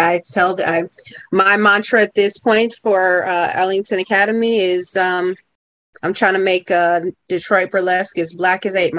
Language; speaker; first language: English; native; English